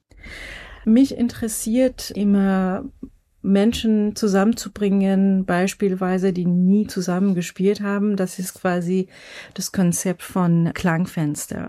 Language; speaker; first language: German; non-native, fluent; Persian